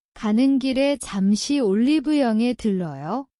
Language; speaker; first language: Korean; non-native, learner; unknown